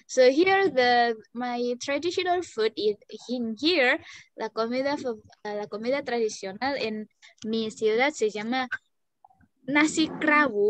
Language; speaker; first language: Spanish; non-native, learner; Indonesian